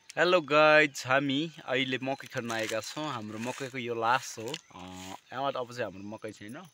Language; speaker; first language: Nepali; non-native, local second language; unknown